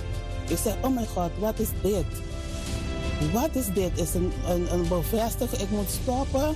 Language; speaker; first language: Dutch; non-native, fluent; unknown